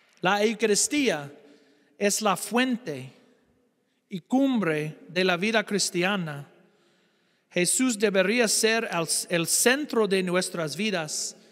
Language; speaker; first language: Spanish; non-native, fluent; English